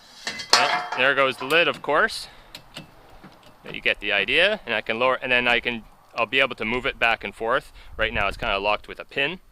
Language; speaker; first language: English; native; English